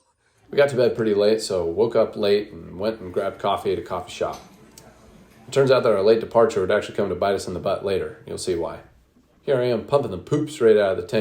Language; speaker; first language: English; native; English